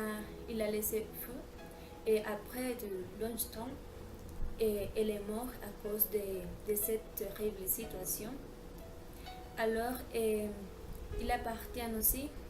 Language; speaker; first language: French; non-native, learner; Spanish